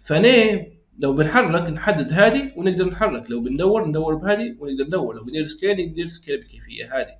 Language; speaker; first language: Arabic; native; Arabic